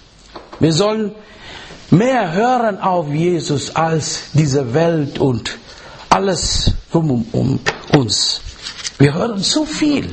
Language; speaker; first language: German; non-native, learner; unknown